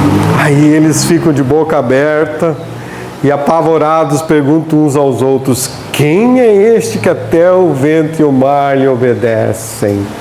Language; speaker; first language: Portuguese; native; Portuguese